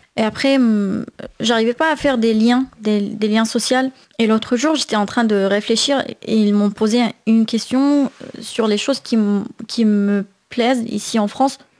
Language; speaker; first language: French; non-native, fluent; Arabic